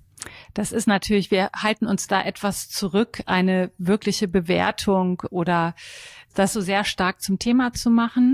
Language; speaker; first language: German; native; German